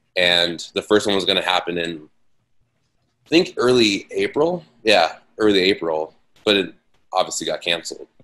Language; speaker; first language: English; native; English